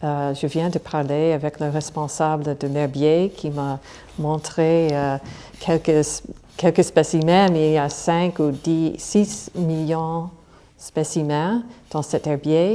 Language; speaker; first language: French; non-native, fluent; English